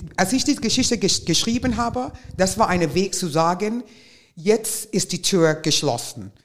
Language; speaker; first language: German; non-native, fluent; English